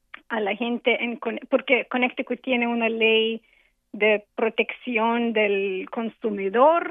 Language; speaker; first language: Spanish; non-native, fluent; English